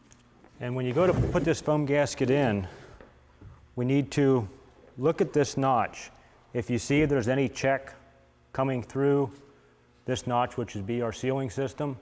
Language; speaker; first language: English; native; English